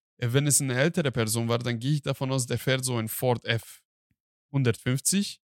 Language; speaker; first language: German; non-native, fluent; Hungarian